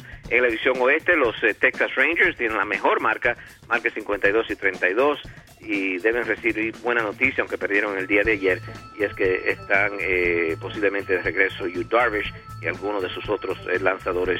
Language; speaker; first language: Spanish; native; Spanish